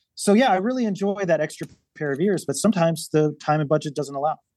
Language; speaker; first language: English; native; English